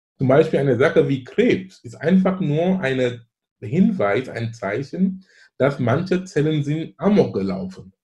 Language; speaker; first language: German; non-native, fluent; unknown